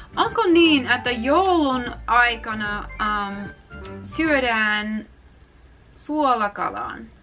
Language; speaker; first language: Finnish; non-native, learner; English